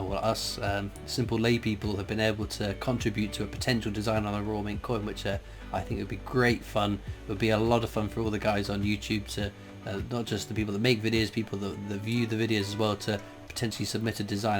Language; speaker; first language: English; native; English